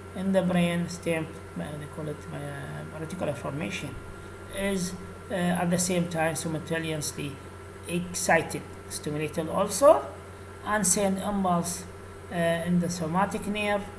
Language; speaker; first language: English; non-native, fluent; Arabic